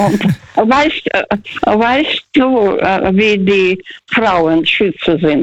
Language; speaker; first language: German; non-native, fluent; Russian